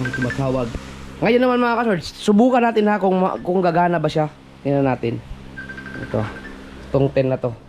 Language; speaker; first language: Filipino; non-native, local second language; Cebuano